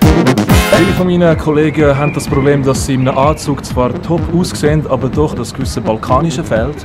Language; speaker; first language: German; early bilingual, other home language; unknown